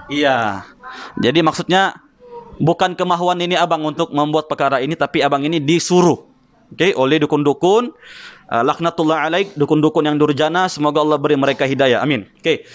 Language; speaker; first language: Malay; native; Malay